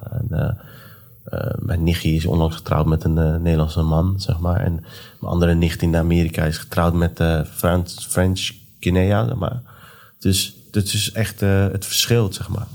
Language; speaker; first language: Dutch; early bilingual, other home language; Persian